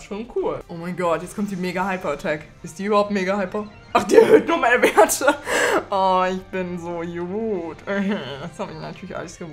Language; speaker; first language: German; native; German